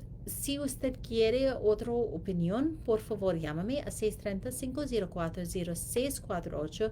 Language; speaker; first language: Spanish; non-native, learner; English